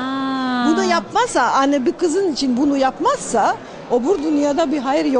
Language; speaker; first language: Turkish; non-native, learner; Georgian